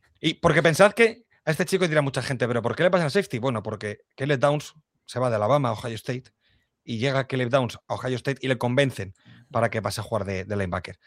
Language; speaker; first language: Spanish; native; Spanish